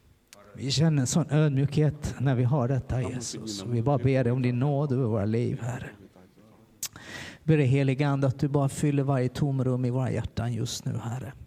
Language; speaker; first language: Swedish; native; Swedish